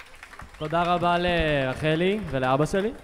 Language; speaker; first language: Hebrew; native; Hebrew